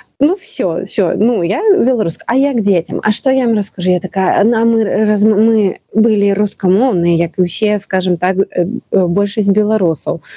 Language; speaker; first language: Belarusian; non-native, local second language; Russian